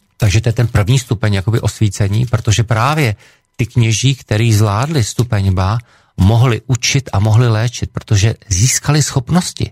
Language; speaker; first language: Czech; native; Czech